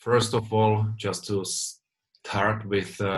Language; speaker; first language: English; non-native, fluent; Czech